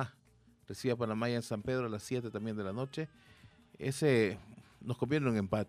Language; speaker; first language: Spanish; native; Spanish